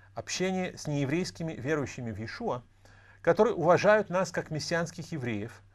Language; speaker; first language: Russian; native; Russian